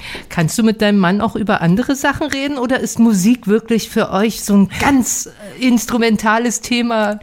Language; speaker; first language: German; native; German